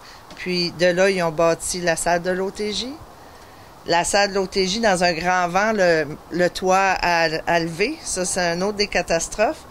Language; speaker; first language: French; native; French